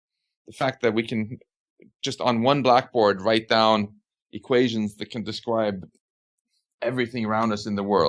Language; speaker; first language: English; non-native, fluent; Swedish